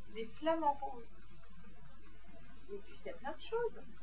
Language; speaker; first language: French; native; French